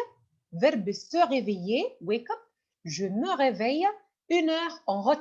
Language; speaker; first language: French; non-native, fluent; Arabic